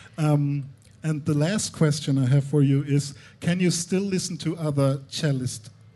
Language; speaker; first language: English; non-native, fluent; German